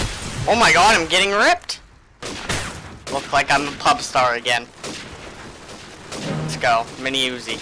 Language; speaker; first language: English; native; English